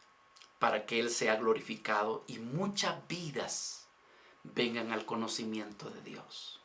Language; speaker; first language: Spanish; native; Spanish